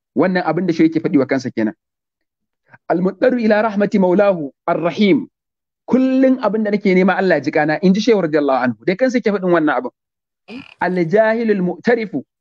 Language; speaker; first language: Hausa; native; Hausa